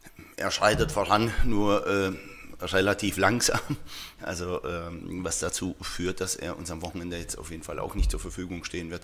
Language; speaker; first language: German; native; German